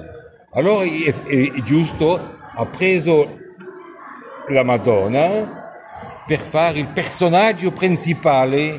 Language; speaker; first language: Italian; non-native, fluent; French